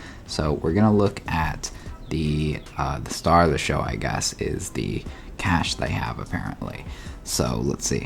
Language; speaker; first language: English; native; English